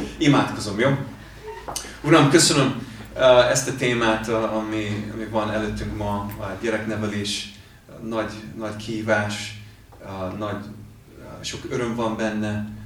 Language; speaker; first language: Hungarian; non-native, fluent; English